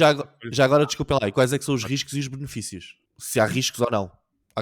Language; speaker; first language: Portuguese; native; Portuguese